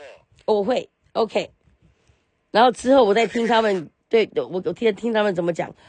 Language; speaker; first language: Chinese; early bilingual, heritage; Chinese